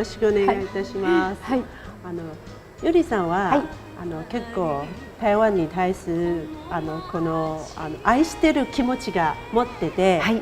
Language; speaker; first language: Japanese; non-native, fluent; Chinese